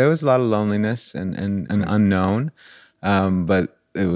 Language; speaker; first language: English; native; English